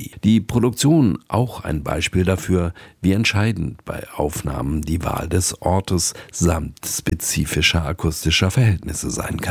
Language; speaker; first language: German; native; German